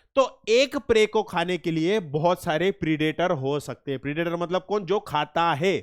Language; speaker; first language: Hindi; non-native, local second language; Marathi